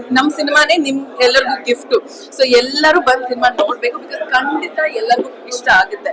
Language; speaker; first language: Kannada; non-native, fluent; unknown